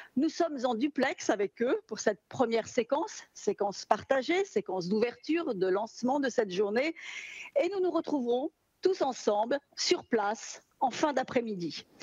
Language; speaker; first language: French; native; French